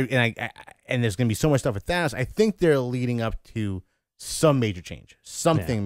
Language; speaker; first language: English; native; English